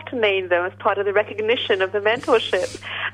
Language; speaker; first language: English; non-native, local second language; French